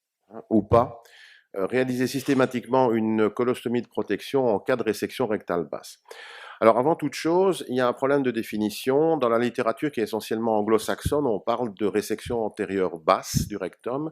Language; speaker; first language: French; native; French